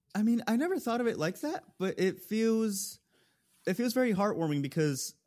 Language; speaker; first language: English; early bilingual, other home language; Spanish